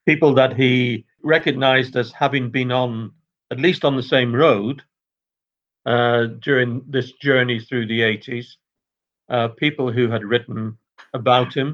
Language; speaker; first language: English; native; English